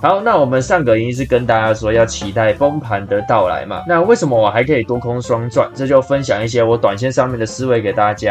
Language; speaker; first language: Chinese; native; Chinese